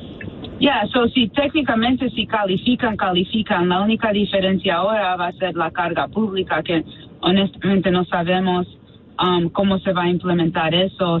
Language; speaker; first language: Spanish; early bilingual, other home language; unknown